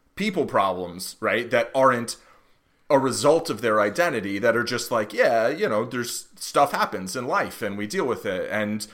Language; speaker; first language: English; native; English